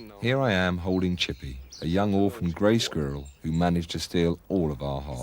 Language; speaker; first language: English; native; English